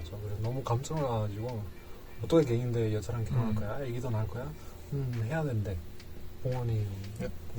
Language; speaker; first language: Korean; non-native, learner; Spanish